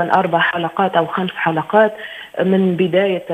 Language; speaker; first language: Arabic; native; Arabic